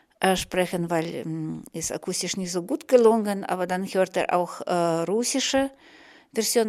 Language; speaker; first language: German; non-native, fluent; Russian